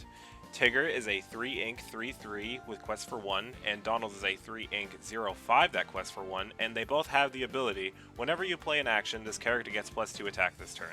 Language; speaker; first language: English; native; English